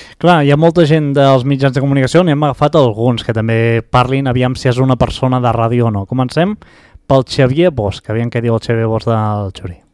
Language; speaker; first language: Catalan; native; Catalan